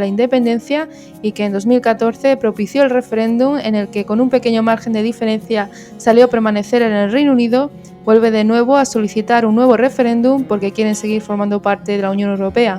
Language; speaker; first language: Spanish; native; Spanish